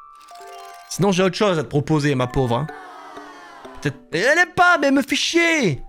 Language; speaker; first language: French; native; French